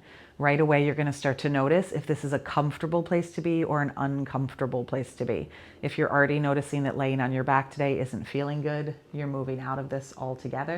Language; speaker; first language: English; native; English